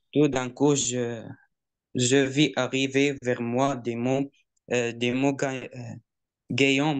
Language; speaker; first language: French; non-native, learner; Arabic